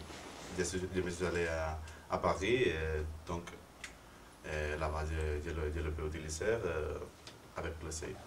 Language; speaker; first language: French; non-native, fluent; Spanish